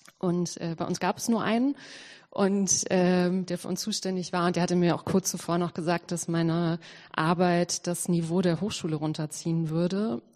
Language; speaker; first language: German; early bilingual, other home language; Serbian